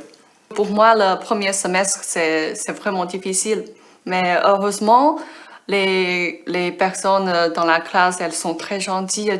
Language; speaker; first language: French; non-native, fluent; Chinese